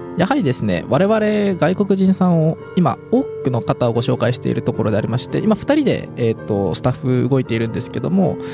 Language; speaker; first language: Japanese; native; Japanese